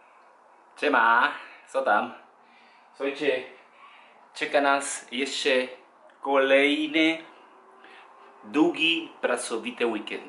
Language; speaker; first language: Polish; non-native, learner; Spanish